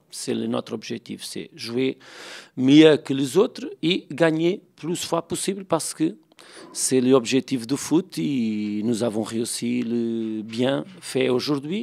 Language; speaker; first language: French; non-native, fluent; Portuguese